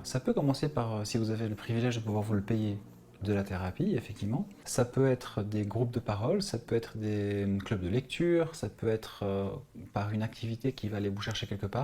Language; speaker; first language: French; native; French